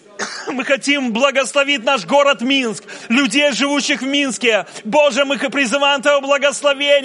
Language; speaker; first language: Russian; native; Russian